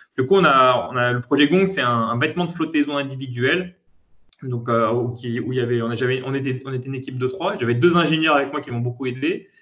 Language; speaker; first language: French; native; French